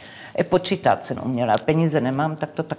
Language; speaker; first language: Czech; non-native, local second language; English